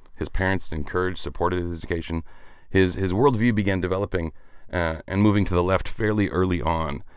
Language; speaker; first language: English; native; English